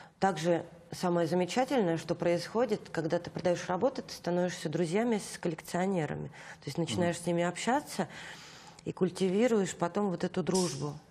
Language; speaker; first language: Russian; native; Russian